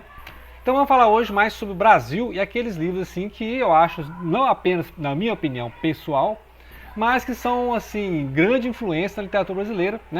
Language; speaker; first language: Portuguese; native; Portuguese